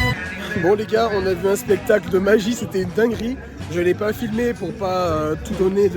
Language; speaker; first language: French; native; French